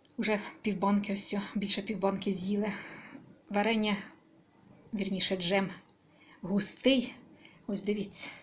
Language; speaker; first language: Ukrainian; native; Ukrainian